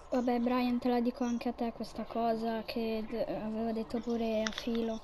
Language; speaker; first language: Italian; native; Italian